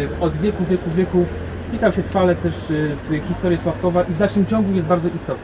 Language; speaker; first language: Polish; native; Polish